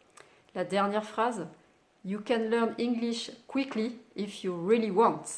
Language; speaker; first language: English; non-native, fluent; French